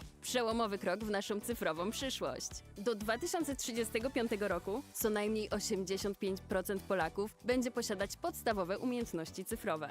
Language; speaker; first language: Polish; native; Polish